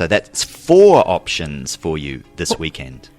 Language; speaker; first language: English; native; English